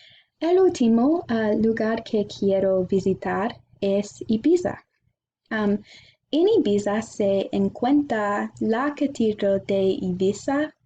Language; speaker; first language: Spanish; non-native, learner; English